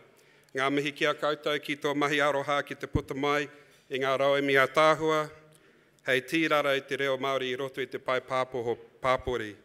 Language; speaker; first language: Māori; non-native, local second language; English